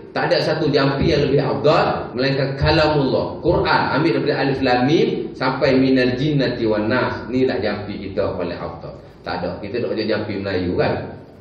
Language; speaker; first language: Malay; native; Malay